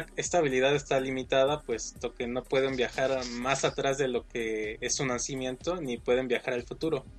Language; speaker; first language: Spanish; native; Spanish